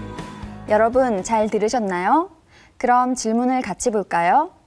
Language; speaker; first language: Korean; native; Korean